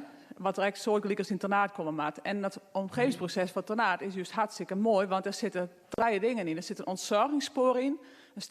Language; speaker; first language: Dutch; non-native, local second language; Western Frisian